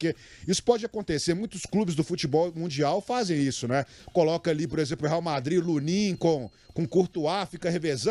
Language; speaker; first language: Portuguese; native; Portuguese